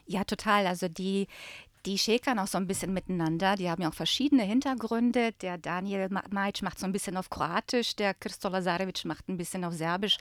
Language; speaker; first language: German; early bilingual, other home language; Bosnian